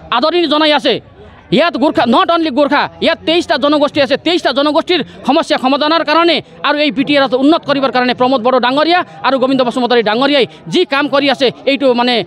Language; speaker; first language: Assamese; non-native, local second language; Nepali